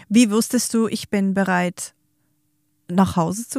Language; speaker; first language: German; native; German